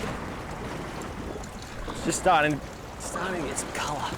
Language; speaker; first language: English; native; English